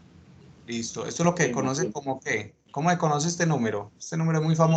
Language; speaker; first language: Spanish; native; Spanish